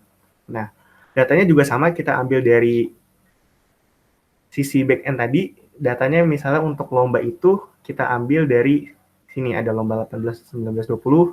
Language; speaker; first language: Indonesian; native; Indonesian